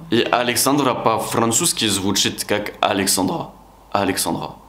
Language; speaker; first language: Russian; non-native, fluent; French